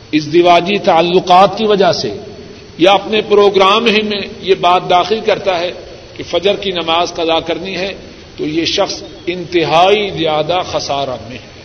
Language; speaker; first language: Urdu; non-native, local second language; Punjabi